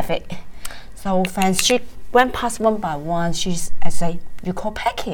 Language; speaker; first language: English; non-native, local second language; Cantonese